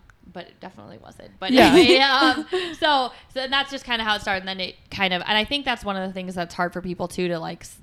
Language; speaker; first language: English; native; English